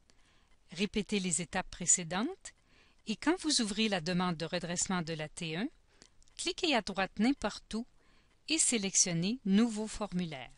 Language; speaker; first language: French; native; French